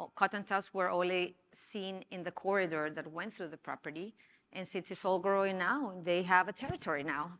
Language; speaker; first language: English; non-native, fluent; Spanish